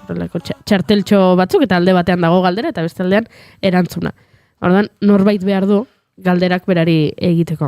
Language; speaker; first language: Basque; native; Basque